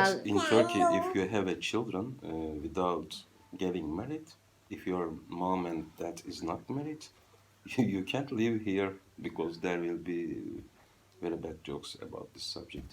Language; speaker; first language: English; non-native, fluent; Turkish